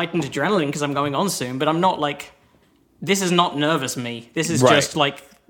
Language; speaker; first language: English; native; English